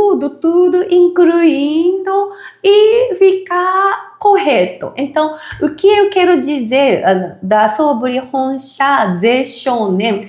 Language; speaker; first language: Portuguese; non-native, fluent; Japanese